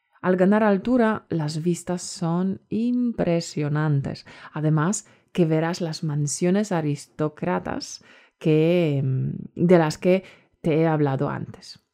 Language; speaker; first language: Spanish; native; Spanish